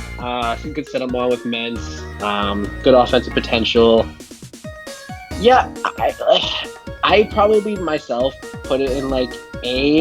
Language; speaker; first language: English; native; English